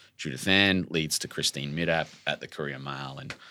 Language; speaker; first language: English; native; English